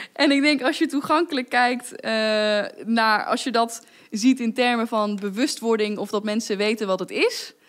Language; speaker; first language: Dutch; native; Dutch